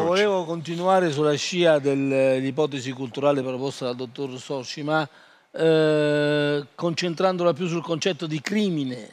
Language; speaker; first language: Italian; native; Italian